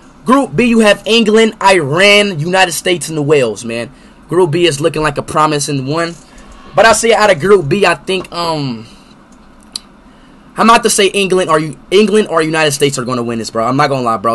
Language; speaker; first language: English; native; English